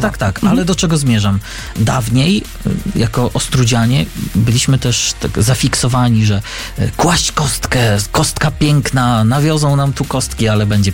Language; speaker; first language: Polish; native; Polish